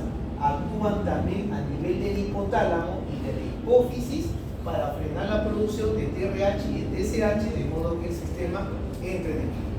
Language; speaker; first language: Spanish; native; Spanish